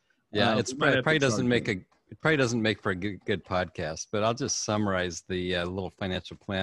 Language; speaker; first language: English; native; English